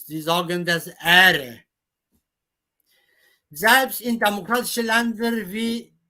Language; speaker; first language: German; non-native, fluent; Kurdish